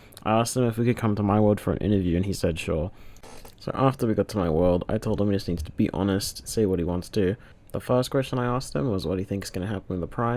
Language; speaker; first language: English; native; English